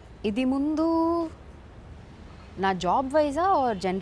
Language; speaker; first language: Telugu; non-native, learner; Tamil